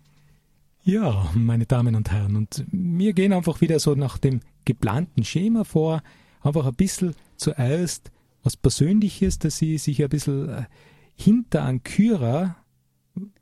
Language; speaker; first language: German; native; German